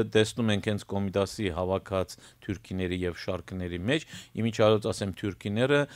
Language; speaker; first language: Armenian; early bilingual, heritage; Armenian